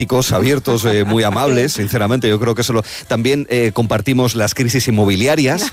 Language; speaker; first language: Spanish; native; Spanish